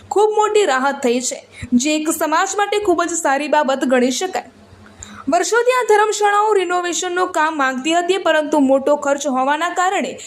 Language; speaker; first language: Gujarati; native; Gujarati